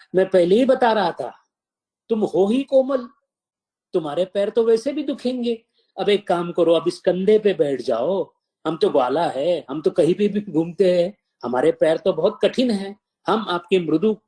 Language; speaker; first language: Hindi; non-native, local second language; Marathi